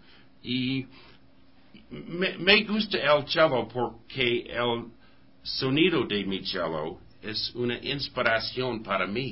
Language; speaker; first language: Spanish; non-native, learner; English